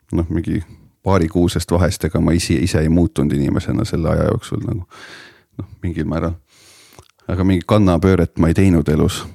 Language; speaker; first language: Estonian; native; Estonian